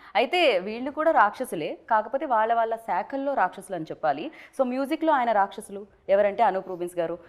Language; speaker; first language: Telugu; native; Telugu